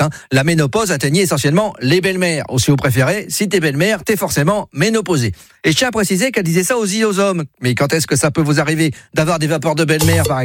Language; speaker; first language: French; native; French